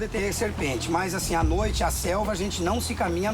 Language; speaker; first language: Portuguese; native; Portuguese